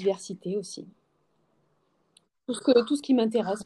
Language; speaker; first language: French; native; French